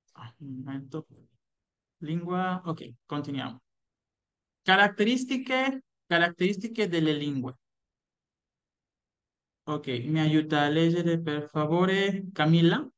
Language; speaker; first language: Italian; non-native, fluent; Spanish